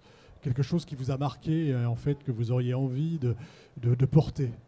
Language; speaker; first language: French; native; French